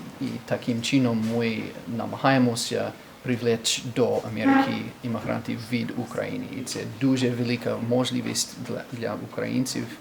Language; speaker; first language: Ukrainian; non-native, learner; English